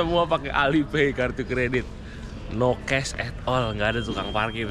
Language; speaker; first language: Indonesian; native; Indonesian